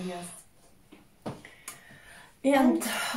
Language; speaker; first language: English; non-native, learner; Russian